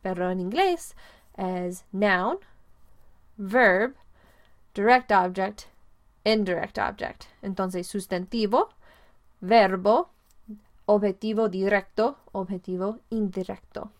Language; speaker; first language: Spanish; non-native, fluent; English